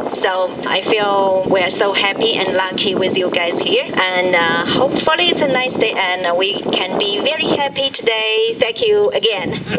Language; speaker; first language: English; non-native, learner; Chinese